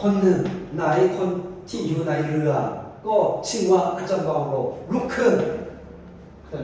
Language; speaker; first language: Thai; non-native, fluent; Korean